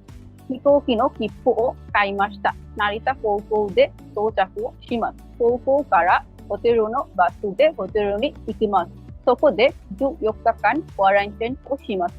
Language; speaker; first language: Japanese; non-native, learner; Bangla